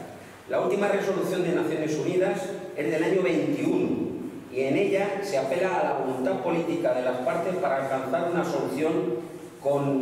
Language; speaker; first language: Spanish; native; Spanish